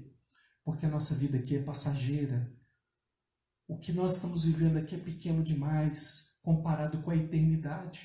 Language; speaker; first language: Portuguese; native; Portuguese